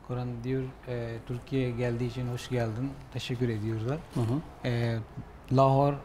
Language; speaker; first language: Turkish; non-native, learner; Urdu